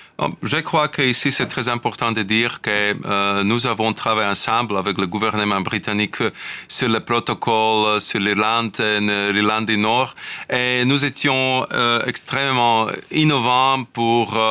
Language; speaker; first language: French; non-native, fluent; Slovak